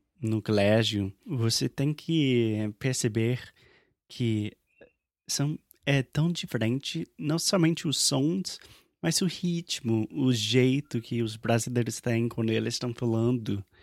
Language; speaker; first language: Portuguese; non-native, fluent; English